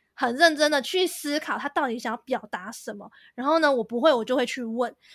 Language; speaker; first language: Chinese; native; Chinese